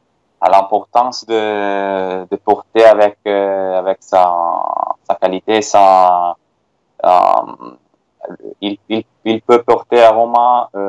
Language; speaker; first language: French; non-native, fluent; Italian